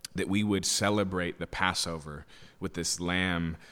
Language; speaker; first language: English; native; English